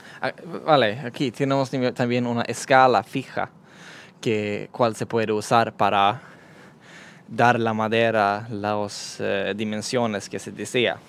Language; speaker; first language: Spanish; non-native, learner; Swedish